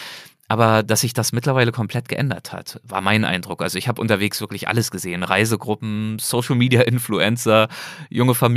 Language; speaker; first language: German; native; German